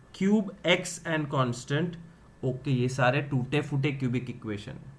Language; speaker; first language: Hindi; non-native, local second language; Gujarati